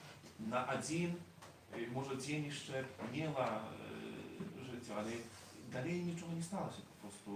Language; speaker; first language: Polish; non-native, learner; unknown